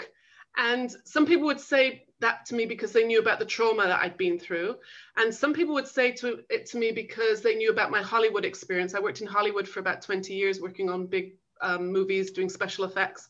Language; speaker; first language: English; native; English